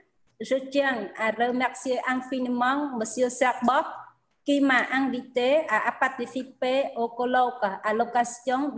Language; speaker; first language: French; non-native, fluent; Khmer